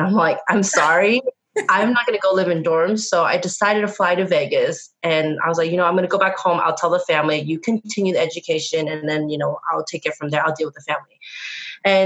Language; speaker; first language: English; native; English